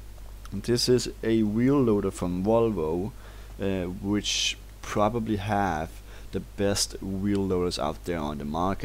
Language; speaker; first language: English; non-native, fluent; Danish